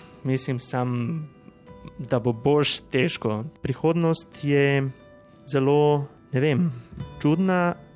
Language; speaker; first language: Slovenian; non-native, fluent; Macedonian